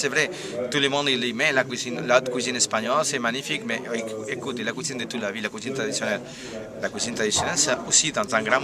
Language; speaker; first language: French; non-native, learner; Spanish